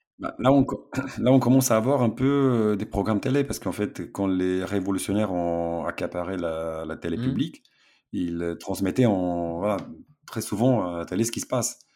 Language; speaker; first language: French; non-native, fluent; Romanian